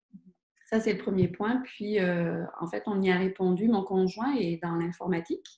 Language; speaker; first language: French; native; French